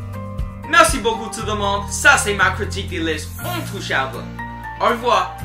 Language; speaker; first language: French; non-native, learner; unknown